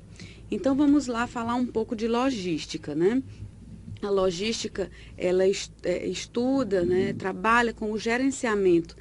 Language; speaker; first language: Portuguese; native; Portuguese